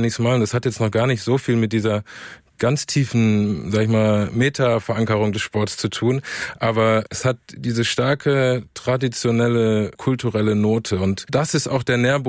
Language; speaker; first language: German; native; German